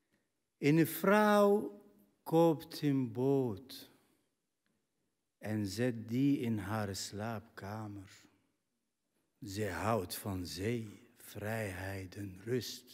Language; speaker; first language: Dutch; non-native, fluent; Arabic